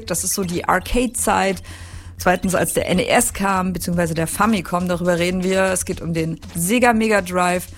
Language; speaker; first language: German; native; German